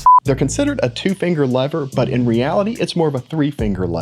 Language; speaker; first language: English; native; English